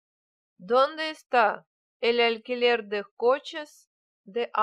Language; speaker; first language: Spanish; non-native, learner; Russian